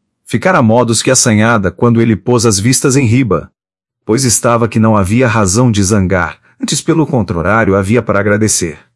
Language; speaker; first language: Portuguese; native; Portuguese